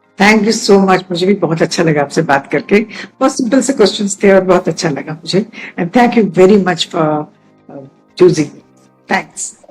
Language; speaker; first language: Hindi; native; Hindi